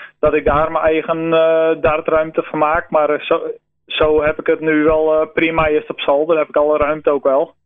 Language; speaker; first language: Dutch; non-native, local second language; Western Frisian